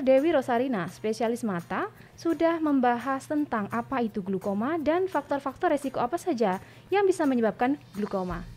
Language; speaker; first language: Indonesian; native; Indonesian